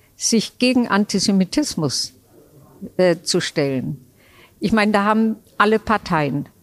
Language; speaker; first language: German; native; German